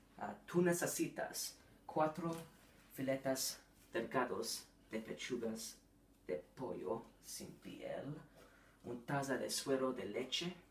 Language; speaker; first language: Spanish; non-native, learner; English